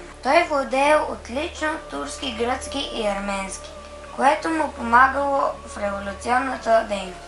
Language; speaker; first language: Bulgarian; native; Bulgarian